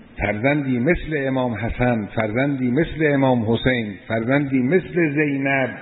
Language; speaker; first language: Persian; native; Persian